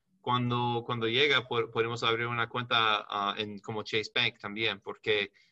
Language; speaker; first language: Spanish; non-native, learner; English